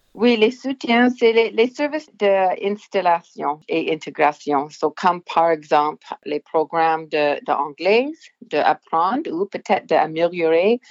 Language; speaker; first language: French; non-native, local second language; English